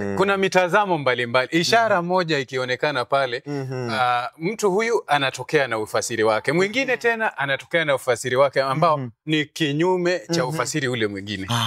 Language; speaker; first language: Swahili; non-native, local second language; Luo (Kenya and Tanzania)